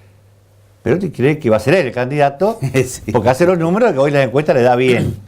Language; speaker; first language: Spanish; native; Spanish